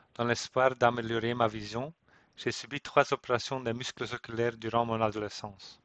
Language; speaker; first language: French; non-native, fluent; Dutch